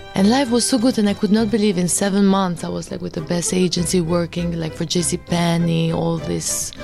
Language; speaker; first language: English; early bilingual, other home language; Albanian